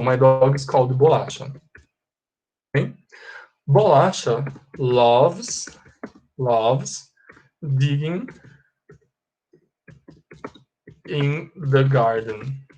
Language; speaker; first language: English; non-native, fluent; Portuguese